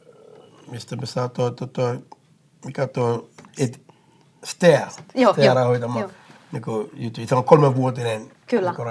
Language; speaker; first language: Finnish; non-native, fluent; English